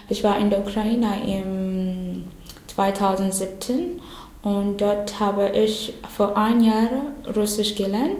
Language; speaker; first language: German; non-native, learner; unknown